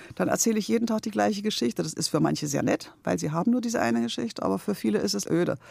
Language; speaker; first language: German; native; German